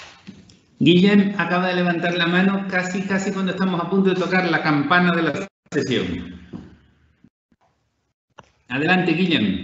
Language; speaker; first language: Spanish; native; Spanish